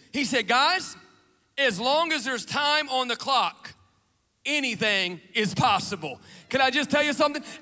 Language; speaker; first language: English; native; English